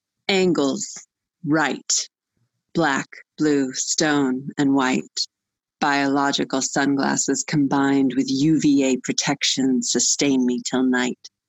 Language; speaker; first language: English; native; English